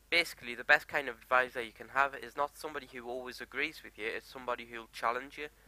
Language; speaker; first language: English; native; English